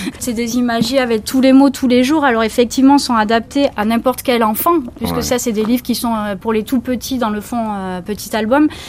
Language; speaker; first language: French; native; French